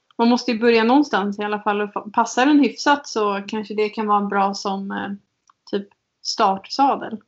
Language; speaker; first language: Swedish; native; Swedish